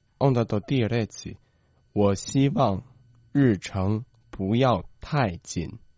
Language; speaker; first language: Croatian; non-native, fluent; Chinese